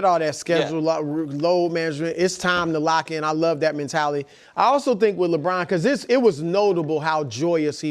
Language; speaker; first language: English; native; English